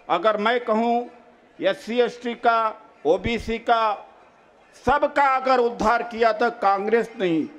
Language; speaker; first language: Hindi; native; Hindi